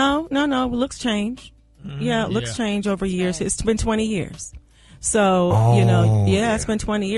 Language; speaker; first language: English; native; English